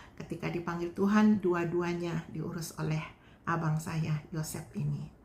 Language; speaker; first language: Indonesian; non-native, local second language; Balinese